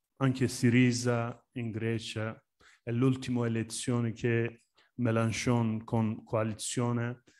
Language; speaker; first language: Italian; non-native, learner; Turkish